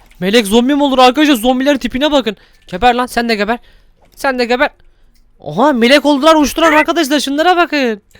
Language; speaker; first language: Turkish; native; Turkish